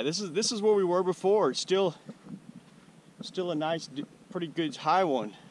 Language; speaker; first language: English; native; English